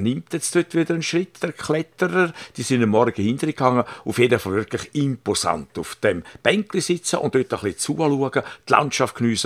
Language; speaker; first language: German; native; German